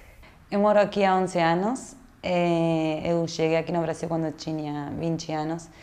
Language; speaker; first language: Portuguese; non-native, fluent; Spanish